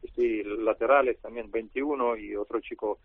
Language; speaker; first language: Spanish; non-native, learner; Russian